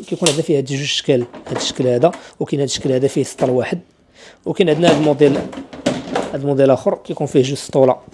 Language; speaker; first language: Arabic; native; Arabic